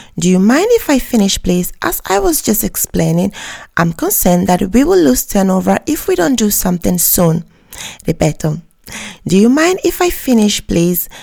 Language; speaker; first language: English; native; English